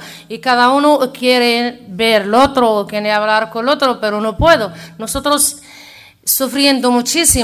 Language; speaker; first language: Spanish; non-native, learner; Arabic